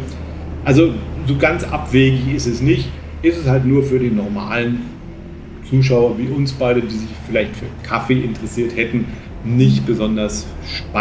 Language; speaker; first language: German; native; German